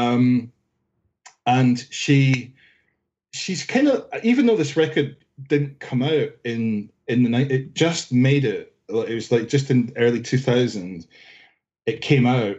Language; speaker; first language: English; native; English